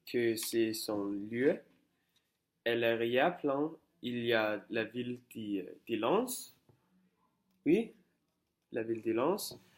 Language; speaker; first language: French; non-native, learner; Danish